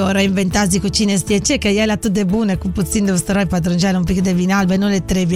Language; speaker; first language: Romanian; non-native, fluent; Italian